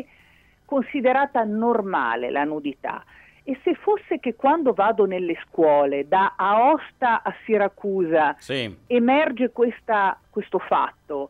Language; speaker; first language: Italian; native; Italian